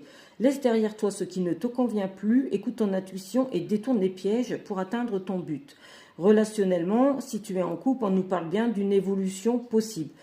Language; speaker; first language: French; native; French